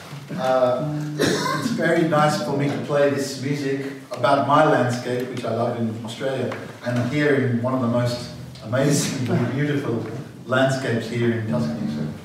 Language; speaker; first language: English; native; English